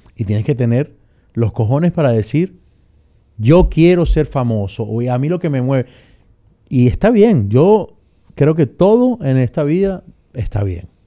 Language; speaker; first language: Spanish; native; Spanish